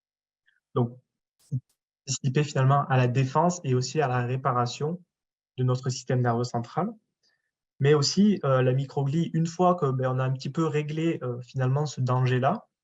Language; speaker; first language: French; native; French